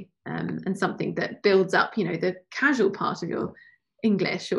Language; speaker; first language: English; native; English